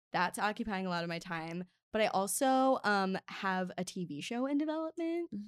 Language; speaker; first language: English; native; English